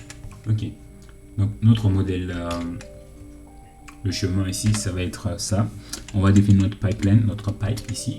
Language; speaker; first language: French; native; French